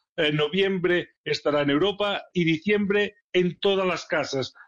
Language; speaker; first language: Spanish; native; Spanish